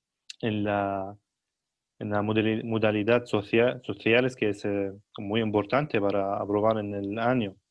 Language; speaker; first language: Spanish; non-native, learner; Arabic